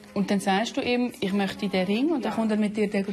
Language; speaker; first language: German; native; German